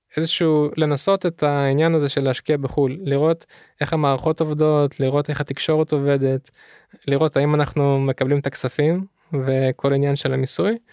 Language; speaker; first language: Hebrew; early bilingual, other home language; Russian